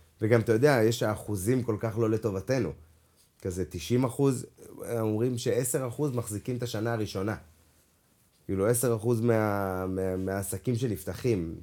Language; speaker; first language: Hebrew; non-native, local second language; Arabic